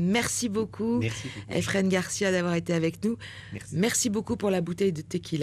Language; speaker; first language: French; native; French